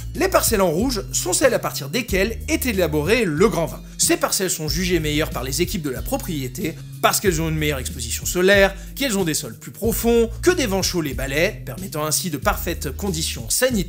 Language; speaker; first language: French; native; French